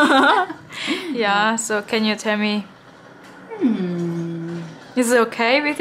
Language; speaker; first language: English; non-native, learner; Korean